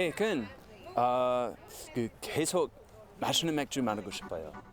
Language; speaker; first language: Korean; non-native, learner; English